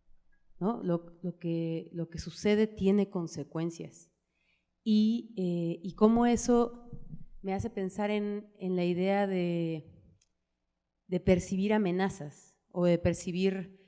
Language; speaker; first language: Spanish; native; Spanish